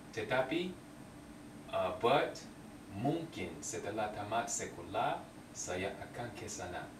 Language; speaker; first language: Indonesian; non-native, learner; English